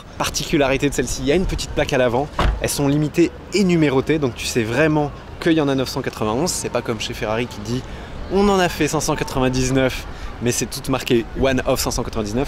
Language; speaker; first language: French; native; French